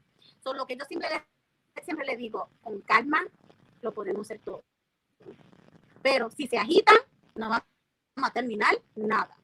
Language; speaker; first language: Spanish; early bilingual, heritage; Spanish